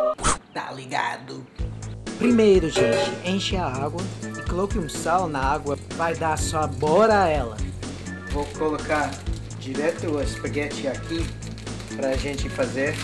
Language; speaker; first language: Portuguese; non-native, learner; English